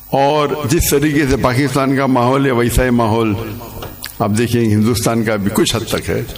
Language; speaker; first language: Urdu; non-native, local second language; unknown